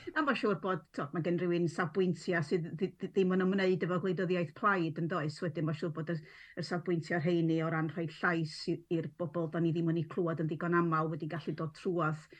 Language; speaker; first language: Welsh; non-native, local second language; English